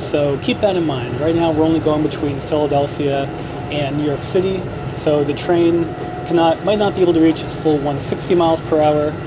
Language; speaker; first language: English; native; English